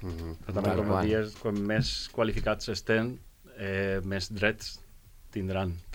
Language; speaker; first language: Catalan; non-native, local second language; Spanish